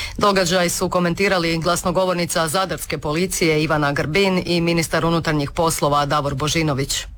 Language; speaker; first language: Croatian; native; Croatian